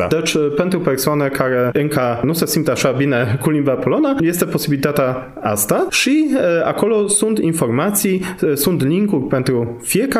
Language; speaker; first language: Romanian; non-native, fluent; Polish